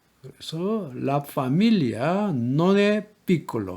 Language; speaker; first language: Italian; non-native, learner; Korean